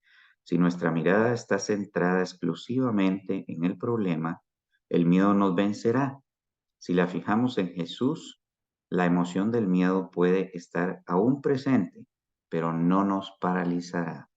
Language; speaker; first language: Spanish; native; Spanish